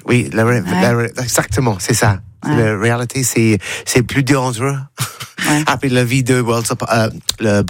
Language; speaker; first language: French; non-native, learner; English